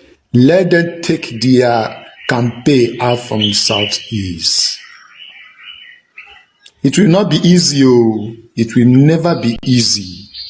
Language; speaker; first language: Nigerian Pidgin; non-native, local second language; Igbo